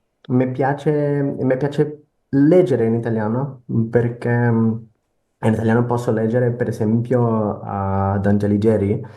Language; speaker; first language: Italian; non-native, learner; Portuguese